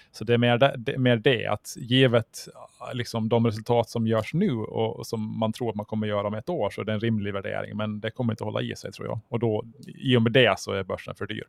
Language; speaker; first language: Swedish; native; Swedish